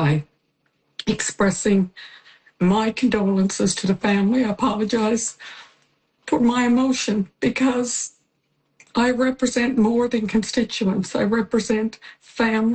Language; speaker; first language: English; native; English